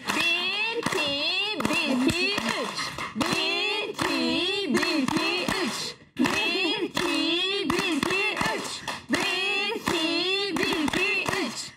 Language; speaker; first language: Turkish; native; Turkish